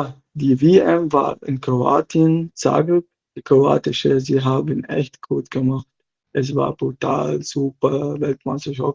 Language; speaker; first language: German; non-native, learner; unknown